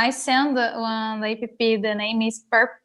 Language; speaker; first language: English; non-native, learner; Portuguese